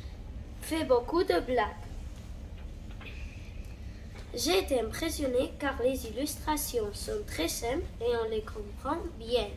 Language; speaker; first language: French; non-native, learner; Catalan